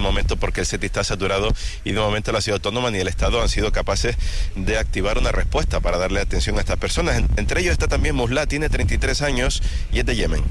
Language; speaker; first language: Spanish; native; Spanish